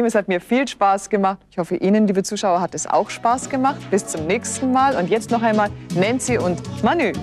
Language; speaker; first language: German; native; German